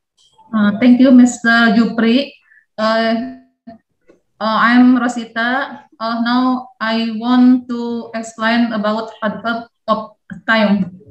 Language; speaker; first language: English; non-native, learner; Indonesian